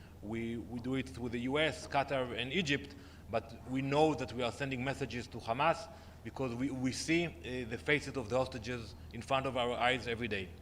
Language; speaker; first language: English; non-native, fluent; Hebrew